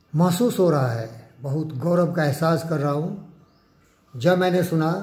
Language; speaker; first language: Hindi; native; Hindi